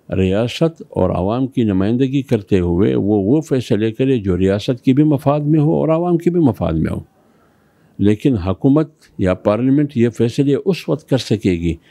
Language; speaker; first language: Urdu; non-native, local second language; Pashto